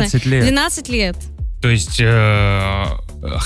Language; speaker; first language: Russian; native; Russian